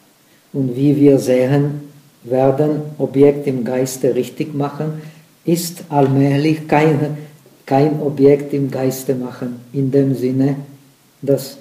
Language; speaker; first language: German; non-native, fluent; Czech